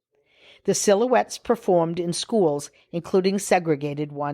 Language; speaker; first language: English; native; English